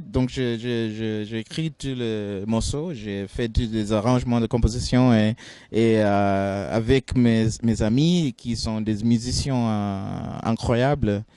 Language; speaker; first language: French; non-native, fluent; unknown